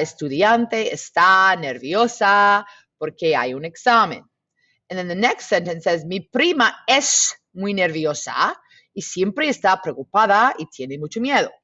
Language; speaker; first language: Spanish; non-native, fluent; English